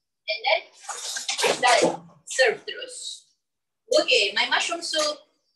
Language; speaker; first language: English; non-native, local second language; Malay